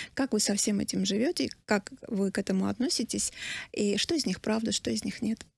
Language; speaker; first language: Russian; non-native, local second language; Armenian